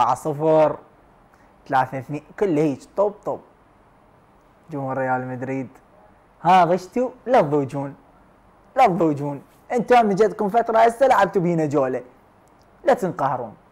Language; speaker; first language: Arabic; native; Arabic